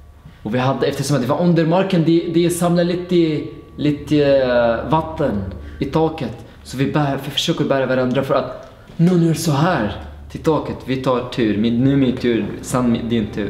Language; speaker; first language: Swedish; non-native, fluent; Arabic